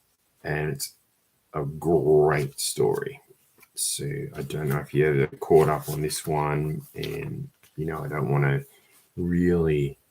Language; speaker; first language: English; native; English